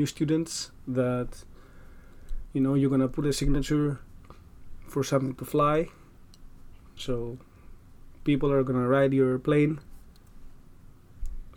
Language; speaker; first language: English; non-native, fluent; Greek